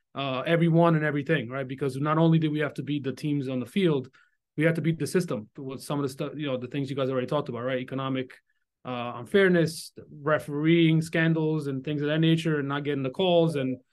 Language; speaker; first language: English; early bilingual, other home language; Italian